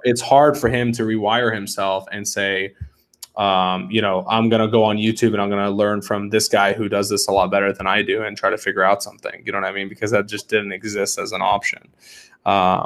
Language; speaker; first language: English; native; English